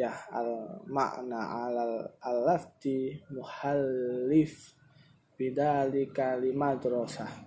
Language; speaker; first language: Arabic; non-native, learner; Indonesian